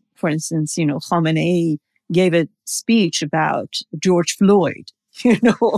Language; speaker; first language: English; non-native, fluent; Persian